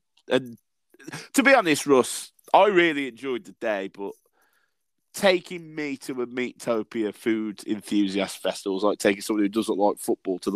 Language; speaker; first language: English; native; English